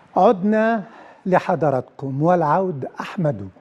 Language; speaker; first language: Arabic; native; Arabic